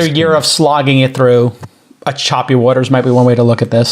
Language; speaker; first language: English; native; English